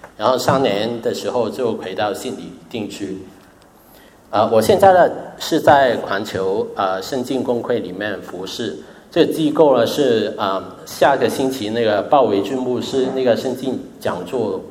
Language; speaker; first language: Chinese; non-native, local second language; Cantonese